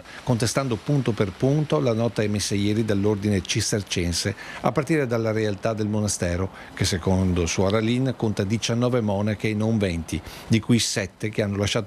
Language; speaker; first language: Italian; native; Italian